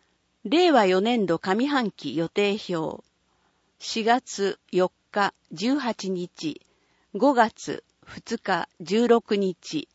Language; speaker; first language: Japanese; native; Japanese